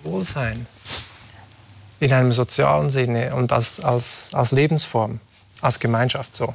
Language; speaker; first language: German; native; German